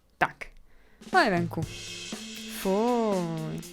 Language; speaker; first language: Czech; native; Czech